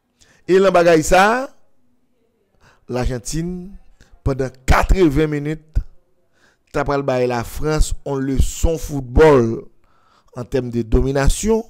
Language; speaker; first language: French; non-native, local second language; Haitian Creole